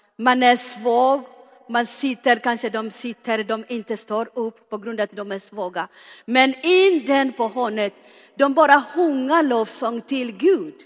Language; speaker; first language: Swedish; non-native, fluent; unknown